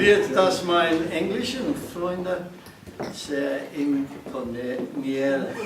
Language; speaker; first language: German; non-native, learner; English